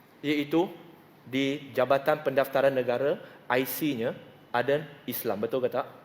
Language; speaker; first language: Malay; non-native, local second language; Chinese